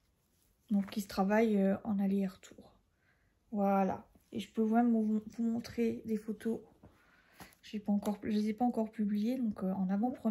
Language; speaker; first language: French; native; French